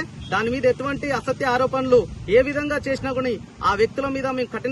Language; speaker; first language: Telugu; native; Telugu